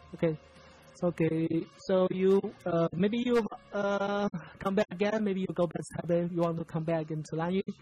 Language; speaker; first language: English; non-native, learner; Chinese